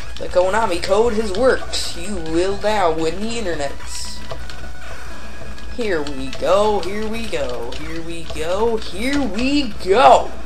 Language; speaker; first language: English; native; English